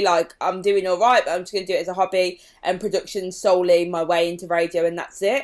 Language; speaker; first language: English; native; English